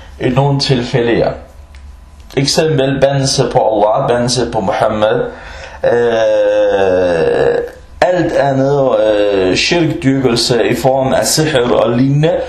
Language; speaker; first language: Danish; early bilingual, other home language; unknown